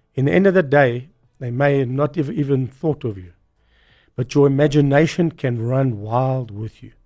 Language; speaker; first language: English; native; English